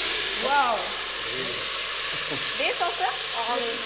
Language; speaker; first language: English; non-native, learner; French